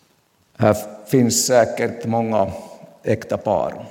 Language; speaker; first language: Swedish; non-native, local second language; Finnish